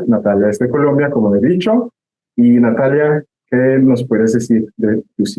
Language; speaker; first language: Spanish; non-native, fluent; English